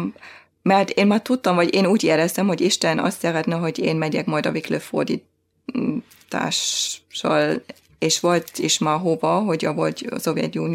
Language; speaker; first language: Hungarian; non-native, fluent; German